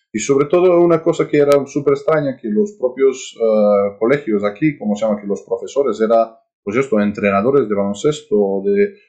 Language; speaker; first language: Spanish; non-native, fluent; Serbian